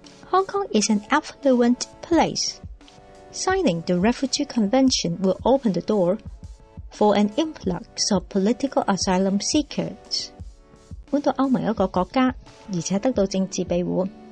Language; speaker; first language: English; non-native, local second language; Cantonese